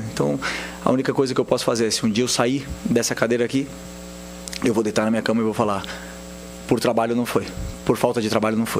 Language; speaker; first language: Portuguese; native; Portuguese